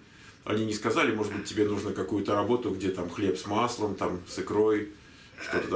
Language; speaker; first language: Russian; native; Russian